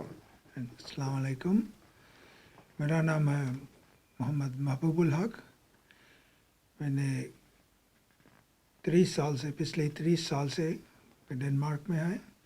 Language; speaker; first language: Hindi; non-native, local second language; Bangla